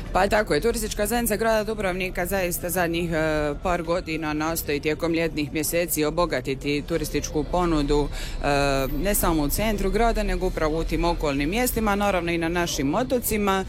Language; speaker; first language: Serbian; native; Serbian